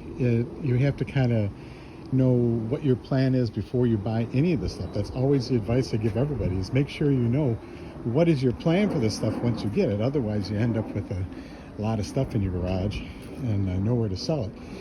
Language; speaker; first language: English; native; English